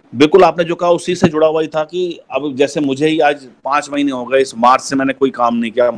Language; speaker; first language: Hindi; native; Hindi